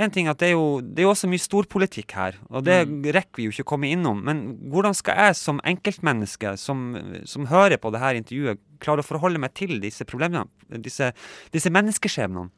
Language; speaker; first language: Norwegian; native; Norwegian